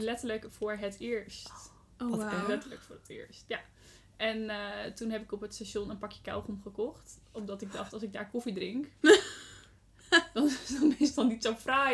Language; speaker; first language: Dutch; native; Dutch